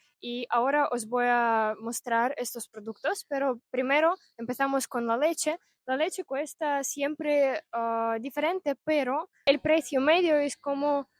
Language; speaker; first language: Spanish; non-native, fluent; Russian